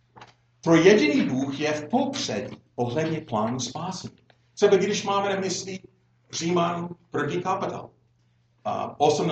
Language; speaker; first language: Czech; non-native, fluent; English